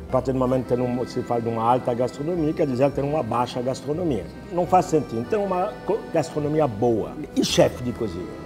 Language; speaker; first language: Portuguese; non-native, fluent; French